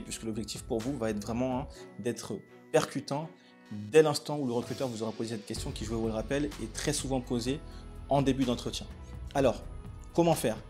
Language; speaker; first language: French; native; French